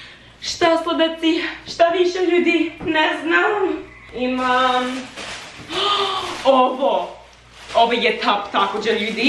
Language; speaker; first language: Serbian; non-native, learner; English